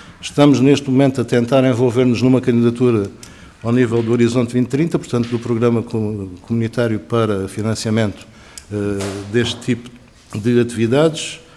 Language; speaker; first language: Portuguese; native; Portuguese